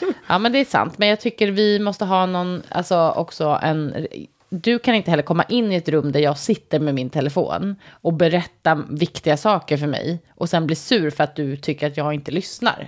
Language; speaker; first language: Swedish; native; Swedish